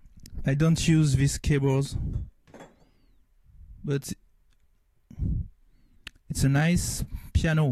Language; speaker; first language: English; non-native, learner; French